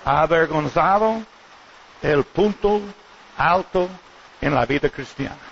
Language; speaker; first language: Spanish; non-native, learner; English